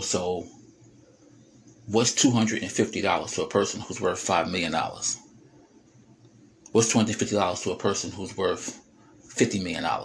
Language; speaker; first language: English; native; English